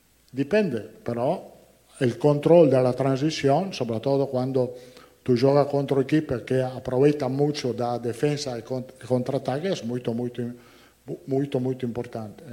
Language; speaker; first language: Portuguese; non-native, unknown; Italian